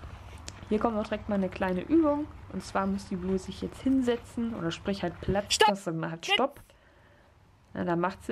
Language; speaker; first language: German; native; German